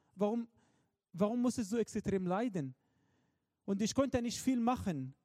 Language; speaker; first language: German; non-native, fluent; Arabic